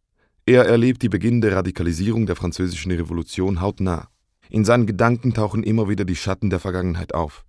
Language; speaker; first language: German; native; German